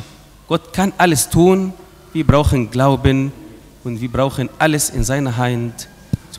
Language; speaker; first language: German; non-native, fluent; Arabic